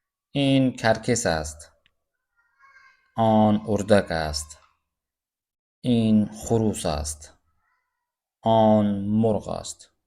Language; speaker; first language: Persian; non-native, fluent; Urdu